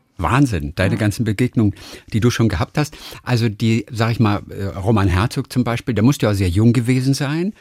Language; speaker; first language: German; native; German